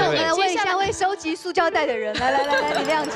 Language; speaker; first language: Chinese; native; Chinese